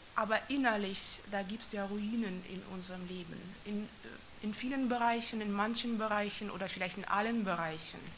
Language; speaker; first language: German; non-native, fluent; Russian